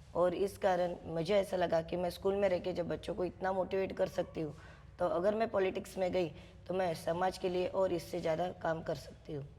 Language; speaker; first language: Hindi; non-native, local second language; Marathi